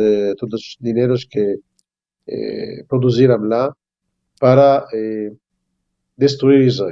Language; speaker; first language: Portuguese; non-native, fluent; Hebrew